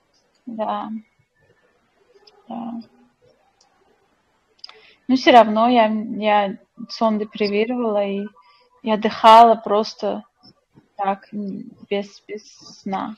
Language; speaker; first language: Russian; non-native, fluent; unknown